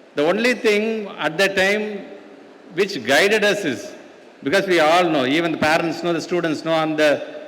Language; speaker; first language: English; non-native, local second language; Tamil